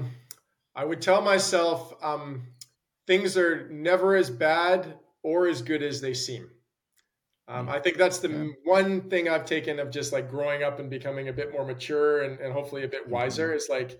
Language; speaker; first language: English; native; English